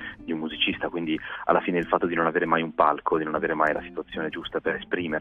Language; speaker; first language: Italian; native; Italian